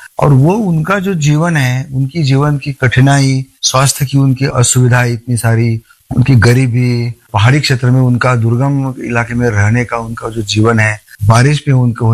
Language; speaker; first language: Hindi; non-native, local second language; Marathi